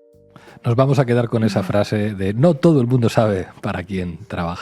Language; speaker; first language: Spanish; native; Spanish